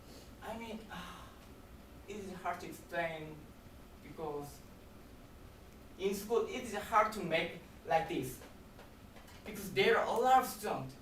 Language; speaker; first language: English; non-native, learner; Korean